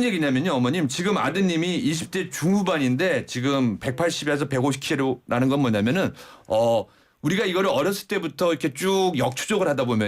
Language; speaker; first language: Korean; native; Korean